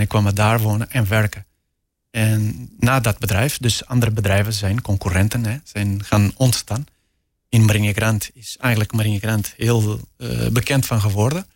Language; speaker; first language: Dutch; non-native, fluent; Portuguese